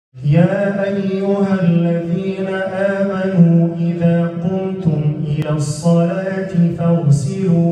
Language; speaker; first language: Arabic; native; Arabic